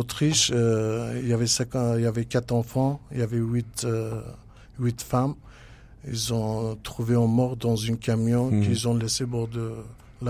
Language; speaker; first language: French; non-native, learner; Kurdish